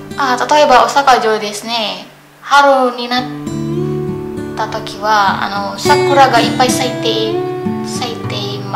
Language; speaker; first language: Japanese; non-native, learner; Indonesian